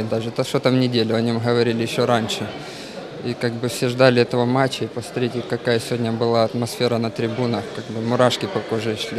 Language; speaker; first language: Russian; native; Russian